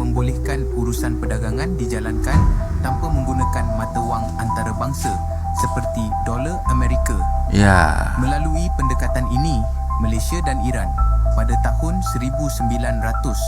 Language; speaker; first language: Malay; native; Malay